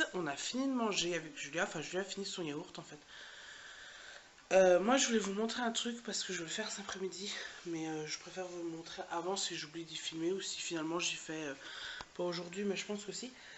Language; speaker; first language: French; native; French